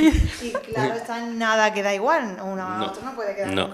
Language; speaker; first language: Spanish; native; Spanish